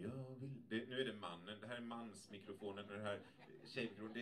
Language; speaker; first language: Swedish; native; Swedish